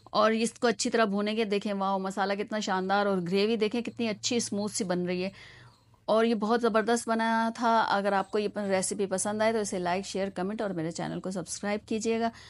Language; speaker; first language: Hindi; native; Hindi